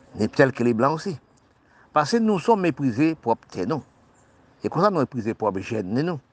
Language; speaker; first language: French; non-native, local second language; Haitian Creole